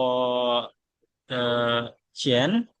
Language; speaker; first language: Chinese; non-native, learner; Indonesian